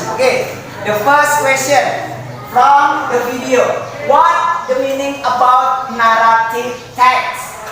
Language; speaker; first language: English; non-native, learner; Indonesian